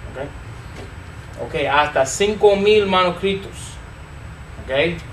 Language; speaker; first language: Spanish; non-native, fluent; English